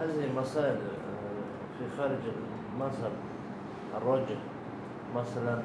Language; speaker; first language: Arabic; non-native, learner; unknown